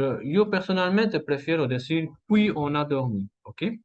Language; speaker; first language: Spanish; non-native, fluent; French